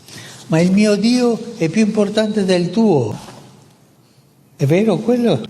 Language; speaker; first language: Italian; non-native, fluent; Spanish